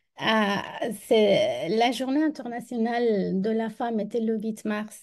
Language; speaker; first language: French; non-native, fluent; Persian